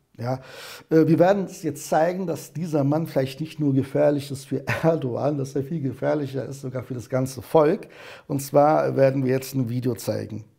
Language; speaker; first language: German; early bilingual, other home language; Turkish